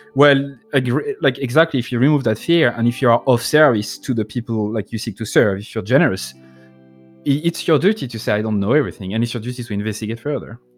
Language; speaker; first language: English; non-native, fluent; French